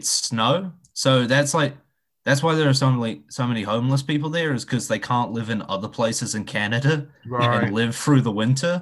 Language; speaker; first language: English; native; English